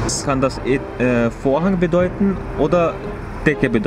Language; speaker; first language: German; early bilingual, other home language; Turkish